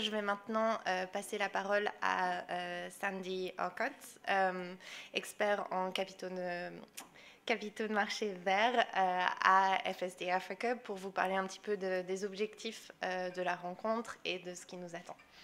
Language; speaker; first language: French; non-native, fluent; English